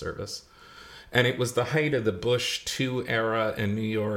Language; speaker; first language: English; native; English